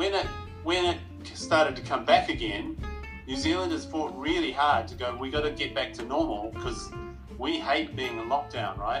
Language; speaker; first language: English; native; English